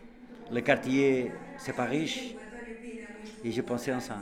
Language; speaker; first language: French; non-native, learner; Portuguese